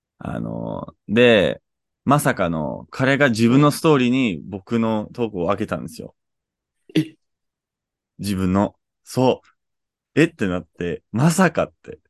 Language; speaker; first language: Japanese; non-native, fluent; English